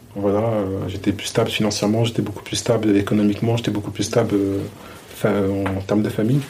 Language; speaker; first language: French; native; French